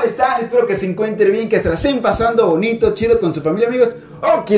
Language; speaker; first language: Spanish; native; Spanish